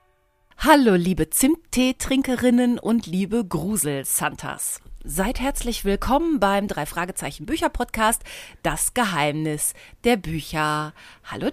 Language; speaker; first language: German; native; German